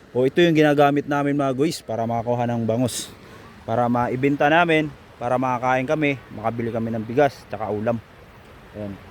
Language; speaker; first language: Filipino; non-native, local second language; Iloko